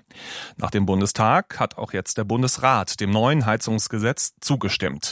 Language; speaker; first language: German; native; German